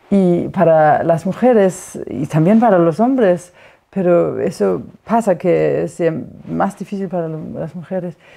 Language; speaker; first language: Spanish; non-native, fluent; Danish